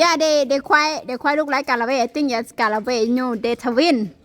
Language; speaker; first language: English; non-native, learner; Lao